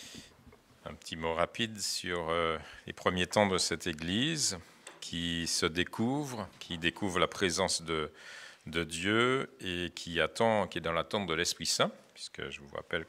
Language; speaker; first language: French; native; French